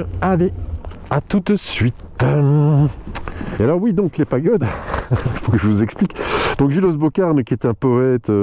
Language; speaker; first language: French; native; French